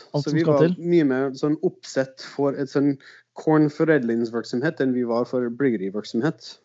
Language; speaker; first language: Norwegian; non-native, fluent; English